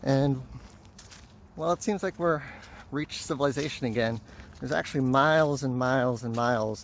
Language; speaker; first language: English; native; English